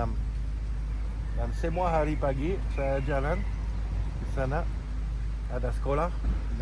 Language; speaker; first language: Indonesian; non-native, learner; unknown